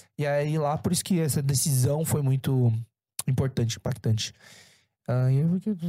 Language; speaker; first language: Portuguese; early bilingual, other home language; Korean